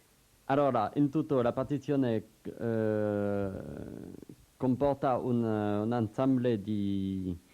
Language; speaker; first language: Italian; non-native, learner; French